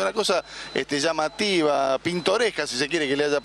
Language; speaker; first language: Spanish; native; Spanish